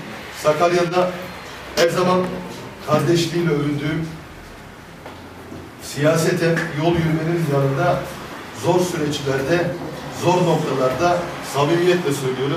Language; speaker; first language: Turkish; native; Turkish